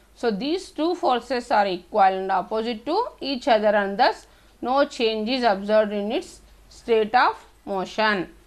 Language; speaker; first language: English; non-native, local second language; Telugu